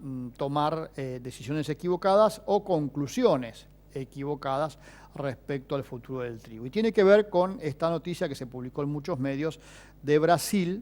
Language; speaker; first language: Spanish; native; Spanish